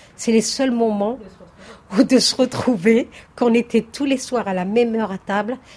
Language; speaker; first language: French; native; French